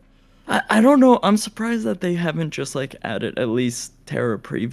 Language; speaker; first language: English; native; English